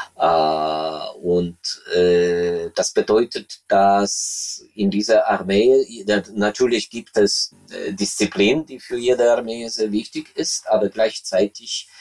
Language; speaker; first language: German; non-native, fluent; Ukrainian